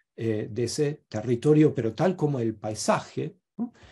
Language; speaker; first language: Spanish; non-native, fluent; German